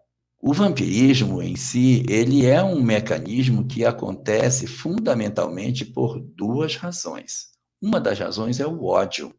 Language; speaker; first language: Portuguese; native; Portuguese